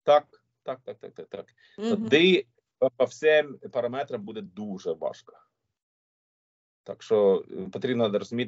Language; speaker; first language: Ukrainian; non-native, learner; Swedish